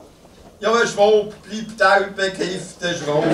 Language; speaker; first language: German; native; German